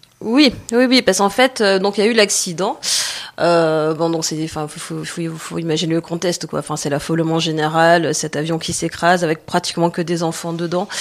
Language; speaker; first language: French; native; French